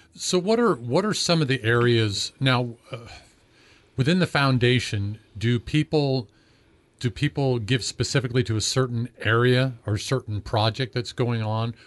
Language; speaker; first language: English; native; English